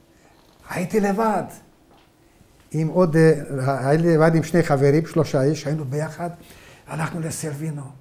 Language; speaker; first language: Hebrew; non-native, fluent; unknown